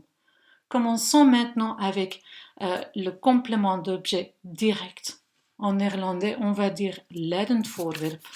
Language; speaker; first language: French; non-native, local second language; Dutch